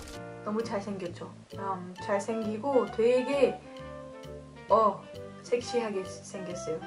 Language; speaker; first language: Korean; non-native, fluent; French